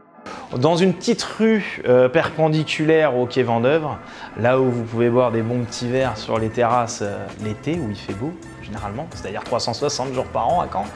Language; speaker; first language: French; native; French